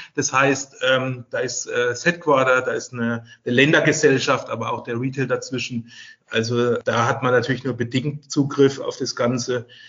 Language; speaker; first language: German; native; German